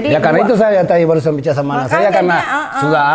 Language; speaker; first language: Indonesian; non-native, fluent; Spanish